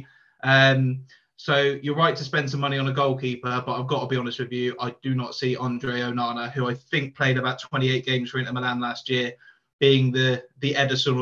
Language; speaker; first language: English; native; English